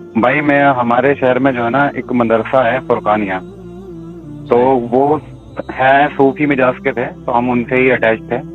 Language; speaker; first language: Urdu; native; Urdu